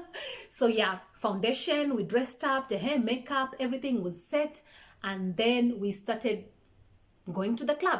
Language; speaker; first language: English; non-native, local second language; Swahili